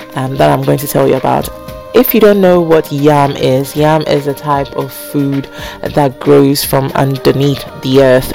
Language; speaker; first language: English; non-native, local second language; Akan